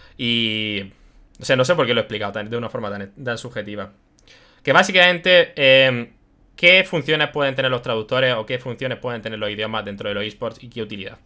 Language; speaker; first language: Spanish; early bilingual, other home language; German